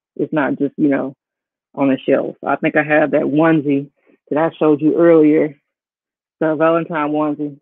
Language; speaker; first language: English; native; English